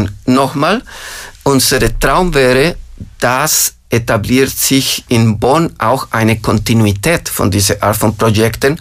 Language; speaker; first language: German; non-native, fluent; Spanish